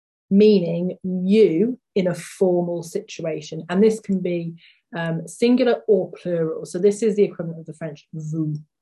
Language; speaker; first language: English; native; English